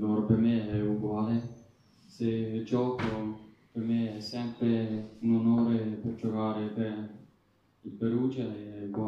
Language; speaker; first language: Italian; non-native, learner; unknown